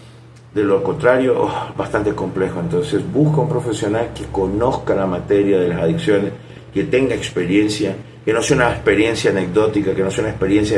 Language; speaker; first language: Spanish; native; Spanish